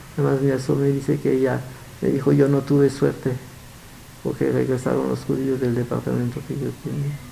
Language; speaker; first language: Spanish; early bilingual, other home language; Yiddish